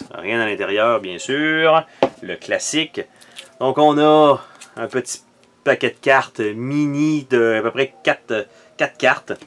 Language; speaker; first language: French; native; French